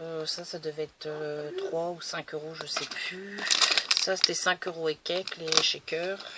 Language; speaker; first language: French; native; French